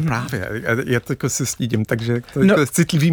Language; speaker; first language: Czech; non-native, fluent; English